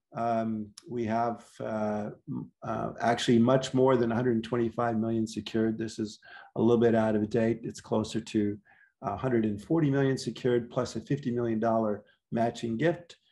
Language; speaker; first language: English; native; English